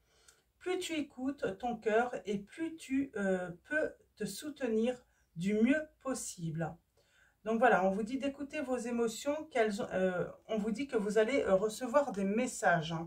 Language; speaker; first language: French; native; French